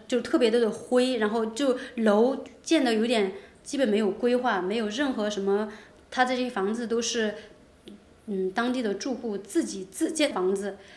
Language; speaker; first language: Chinese; native; Chinese